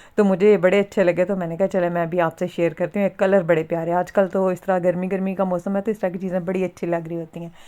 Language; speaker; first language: Urdu; native; Urdu